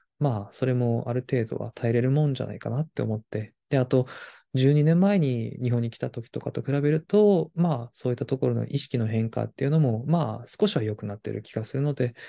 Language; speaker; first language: Japanese; non-native, fluent; Korean